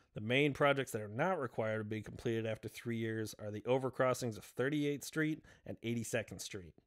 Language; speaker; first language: English; native; English